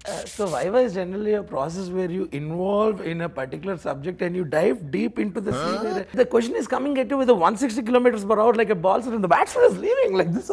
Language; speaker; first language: Telugu; native; Telugu